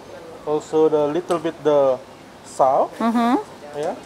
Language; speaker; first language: English; non-native, learner; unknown